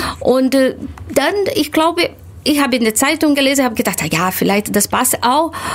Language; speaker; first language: German; non-native, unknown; Portuguese